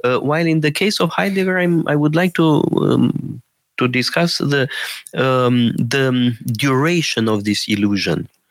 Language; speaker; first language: English; non-native, fluent; Romanian